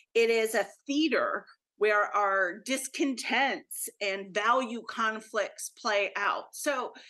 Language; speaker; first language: English; native; English